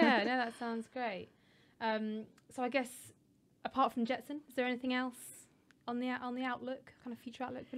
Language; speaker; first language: English; native; English